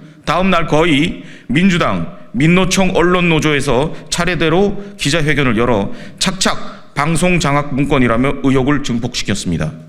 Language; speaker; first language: Korean; native; Korean